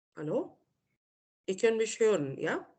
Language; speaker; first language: German; non-native, fluent; Marathi